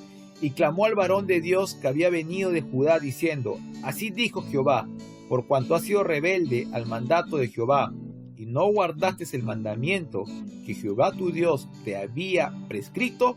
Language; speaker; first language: Spanish; native; Spanish